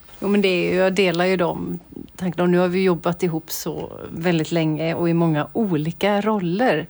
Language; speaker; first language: Swedish; native; Swedish